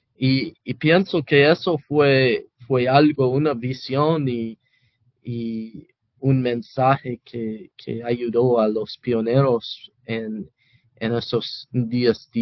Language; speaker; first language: Spanish; non-native, fluent; English